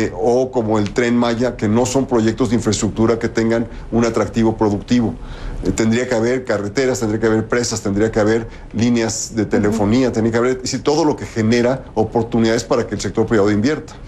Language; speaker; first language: Spanish; native; Spanish